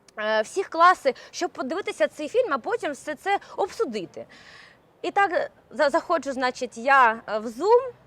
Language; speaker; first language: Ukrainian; native; Ukrainian